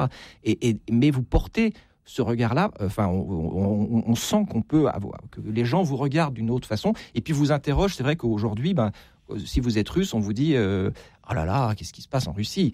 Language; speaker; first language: French; native; French